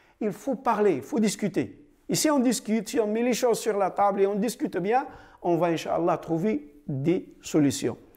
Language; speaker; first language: French; non-native, fluent; Arabic